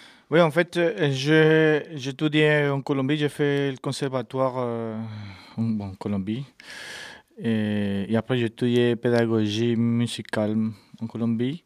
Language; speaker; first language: French; non-native, fluent; Spanish